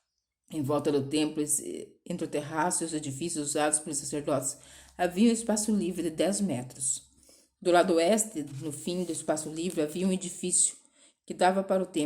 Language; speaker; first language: Portuguese; native; Portuguese